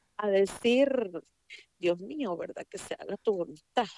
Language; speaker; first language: Spanish; native; Spanish